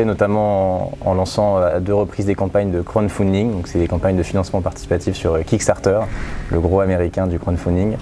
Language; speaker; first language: French; native; French